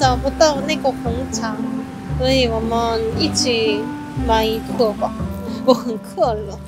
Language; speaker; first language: Chinese; non-native, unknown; Korean